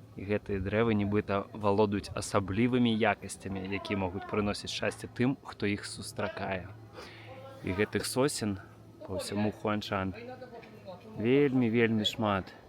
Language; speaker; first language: Belarusian; non-native, local second language; Russian